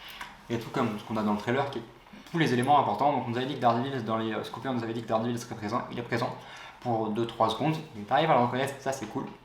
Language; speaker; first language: French; native; French